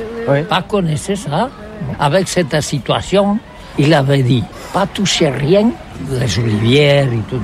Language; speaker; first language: French; non-native, learner; Catalan